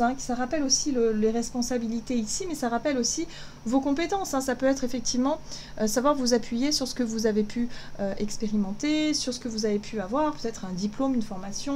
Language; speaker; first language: French; native; French